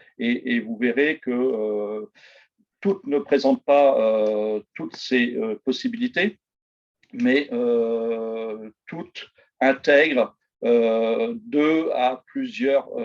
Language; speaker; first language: French; native; French